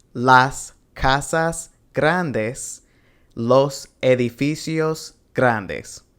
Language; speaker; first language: Spanish; non-native, fluent; English